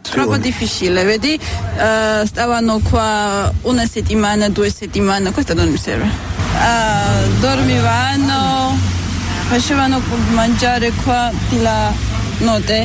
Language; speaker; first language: Italian; non-native, learner; Spanish